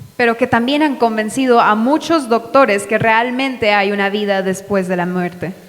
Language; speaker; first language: Spanish; native; Spanish